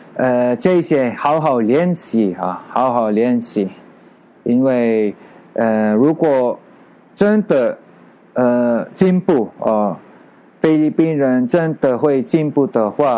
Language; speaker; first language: Chinese; non-native, learner; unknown